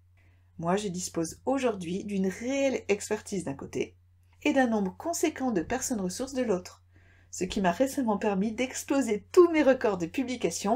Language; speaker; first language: French; native; French